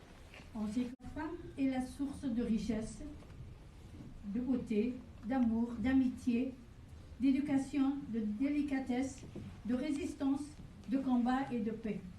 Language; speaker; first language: French; non-native, fluent; Persian